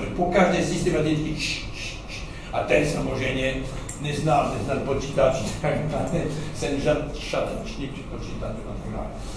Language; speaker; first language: Czech; non-native, learner; French